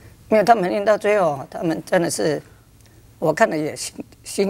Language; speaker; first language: Chinese; native; Chinese